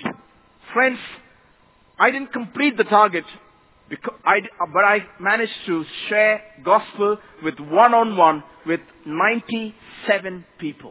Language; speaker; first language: English; non-native, local second language; Malayalam